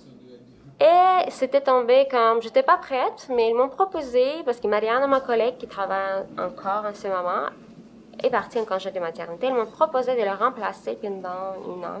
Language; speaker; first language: French; non-native, fluent; Romanian